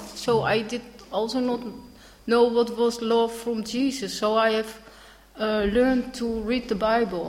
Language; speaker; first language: English; non-native, learner; Dutch